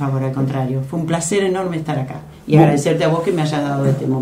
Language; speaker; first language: Spanish; native; Spanish